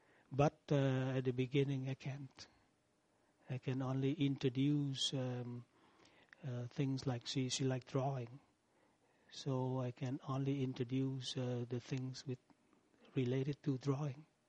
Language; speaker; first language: English; non-native, fluent; Vietnamese